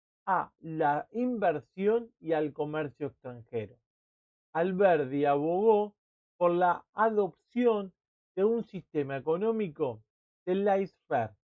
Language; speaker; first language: Spanish; native; Spanish